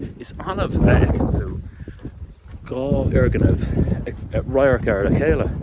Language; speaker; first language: Irish; native; Irish